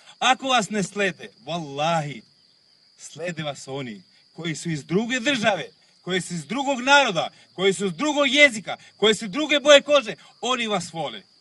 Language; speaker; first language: Bosnian; non-native, local second language; Romany